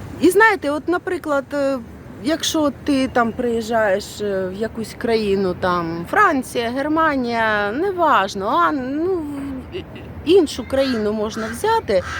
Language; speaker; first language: Ukrainian; non-native, local second language; Russian